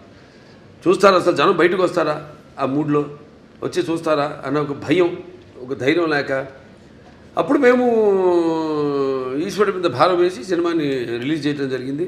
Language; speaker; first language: Telugu; native; Telugu